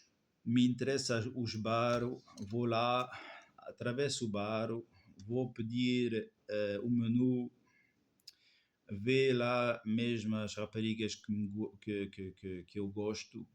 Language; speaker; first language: Portuguese; non-native, fluent; French